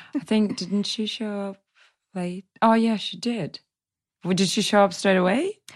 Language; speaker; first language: English; non-native, fluent; Russian